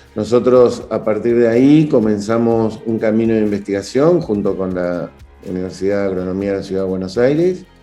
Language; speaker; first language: Spanish; native; Spanish